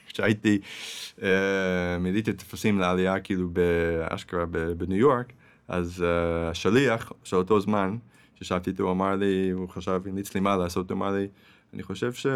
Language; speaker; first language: Hebrew; non-native, fluent; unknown